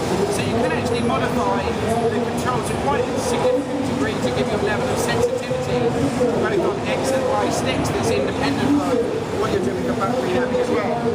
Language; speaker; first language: English; native; English